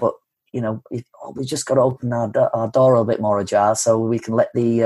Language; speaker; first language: English; native; English